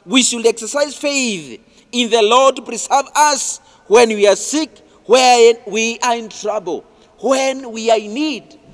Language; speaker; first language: English; non-native, local second language; Swahili